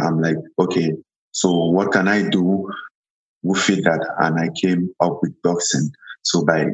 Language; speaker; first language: English; non-native, local second language; French